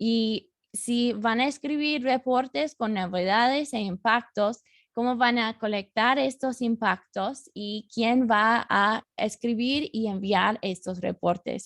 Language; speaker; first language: Spanish; non-native, fluent; English